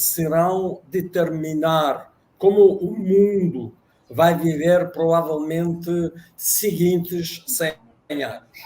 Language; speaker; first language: Portuguese; non-native, fluent; Russian